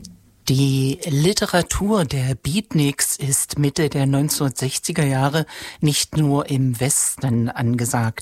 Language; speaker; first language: German; native; German